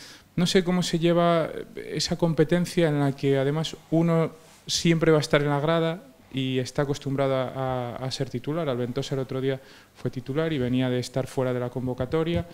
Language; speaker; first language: Spanish; native; Spanish